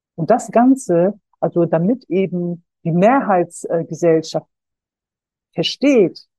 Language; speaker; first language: German; native; German